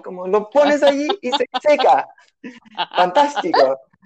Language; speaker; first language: Spanish; non-native, fluent; English